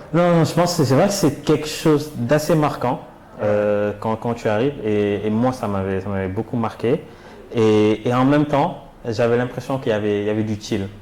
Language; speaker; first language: French; non-native, local second language; Wolof